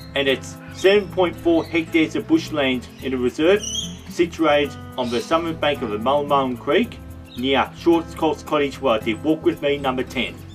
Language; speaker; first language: English; native; English